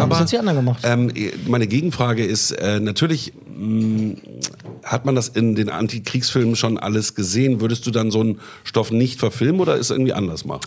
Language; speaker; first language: German; native; German